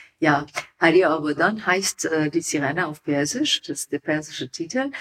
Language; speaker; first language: German; non-native, learner; Persian